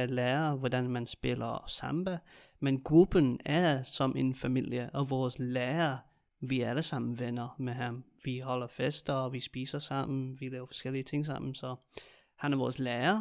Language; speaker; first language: Danish; native; Danish